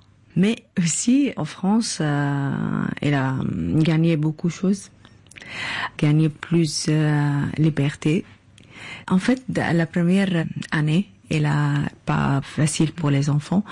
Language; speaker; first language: French; non-native, learner; Arabic